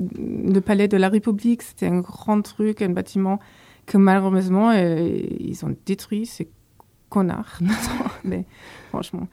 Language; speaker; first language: French; non-native, fluent; German